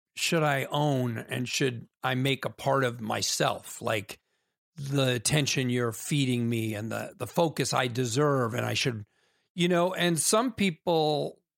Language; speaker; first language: English; native; English